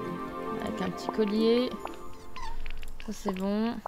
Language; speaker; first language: French; native; French